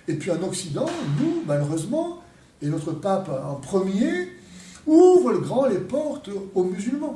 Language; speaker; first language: French; native; French